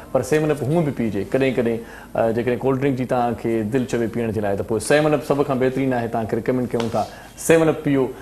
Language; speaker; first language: Sindhi; native; Sindhi